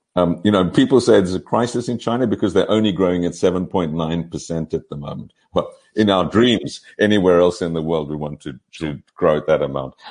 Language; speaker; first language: English; native; English